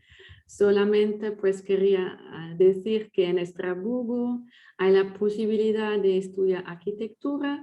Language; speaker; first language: Spanish; non-native, fluent; French